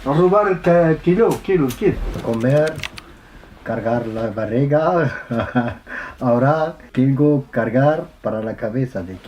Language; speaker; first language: Spanish; non-native, learner; Arabic